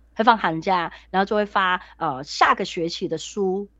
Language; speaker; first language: Chinese; non-native, local second language; Cantonese